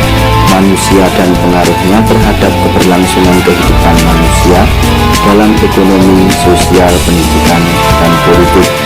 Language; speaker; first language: Indonesian; native; Indonesian